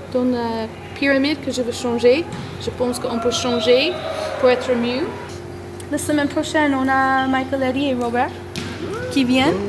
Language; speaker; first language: French; non-native, learner; English